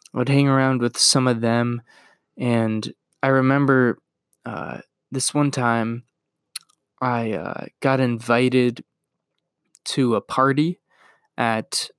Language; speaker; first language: English; native; English